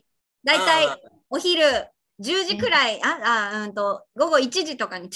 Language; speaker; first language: Japanese; native; Japanese